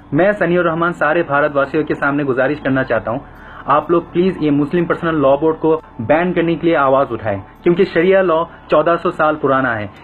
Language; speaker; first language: Hindi; non-native, fluent; Bangla